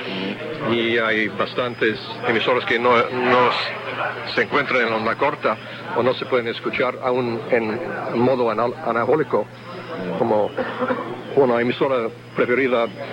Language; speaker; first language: Spanish; non-native, fluent; English